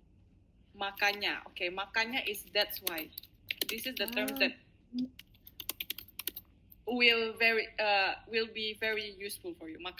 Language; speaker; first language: English; non-native, fluent; Indonesian